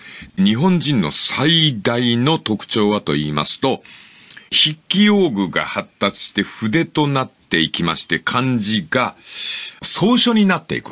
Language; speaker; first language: Japanese; native; Japanese